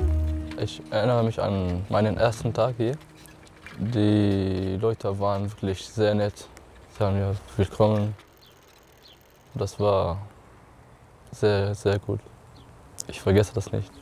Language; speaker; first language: German; non-native, learner; Arabic